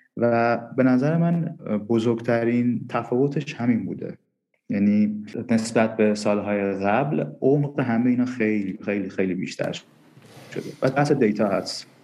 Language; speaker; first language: Persian; non-native, local second language; Armenian